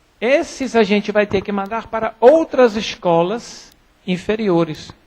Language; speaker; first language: Portuguese; non-native, fluent; German